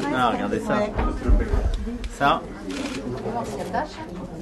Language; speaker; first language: French; native; French